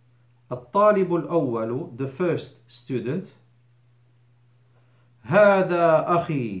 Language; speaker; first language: Arabic; non-native, fluent; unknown